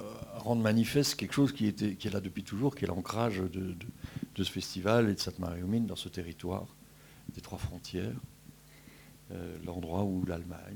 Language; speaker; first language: French; native; French